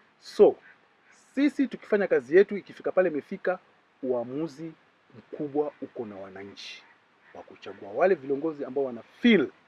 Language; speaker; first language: Swahili; non-native, local second language; Giryama